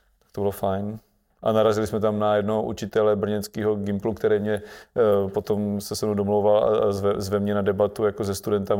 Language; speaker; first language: Czech; native; Czech